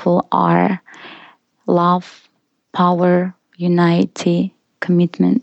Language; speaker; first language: English; non-native, fluent; Russian